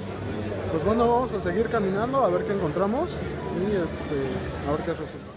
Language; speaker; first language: Spanish; native; Spanish